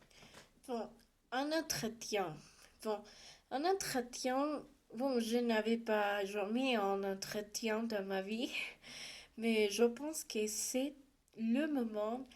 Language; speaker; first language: French; non-native, learner; Spanish